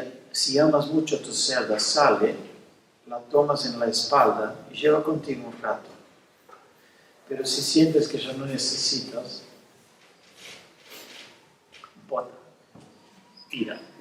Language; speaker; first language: Spanish; non-native, fluent; Portuguese